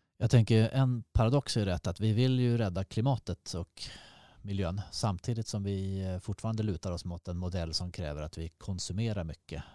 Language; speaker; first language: Swedish; native; Swedish